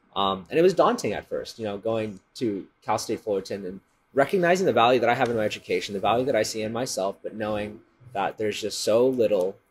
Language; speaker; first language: English; native; English